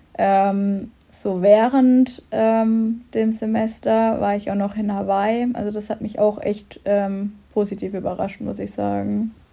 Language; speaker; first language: German; native; German